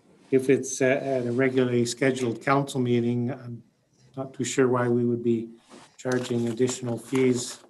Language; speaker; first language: English; native; English